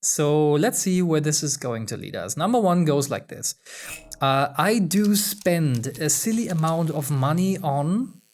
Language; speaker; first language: English; non-native, fluent; German